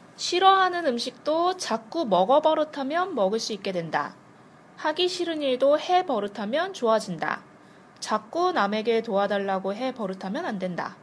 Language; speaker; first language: Korean; native; Korean